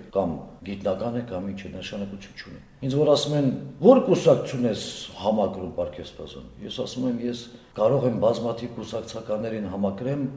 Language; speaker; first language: Armenian; early bilingual, heritage; Armenian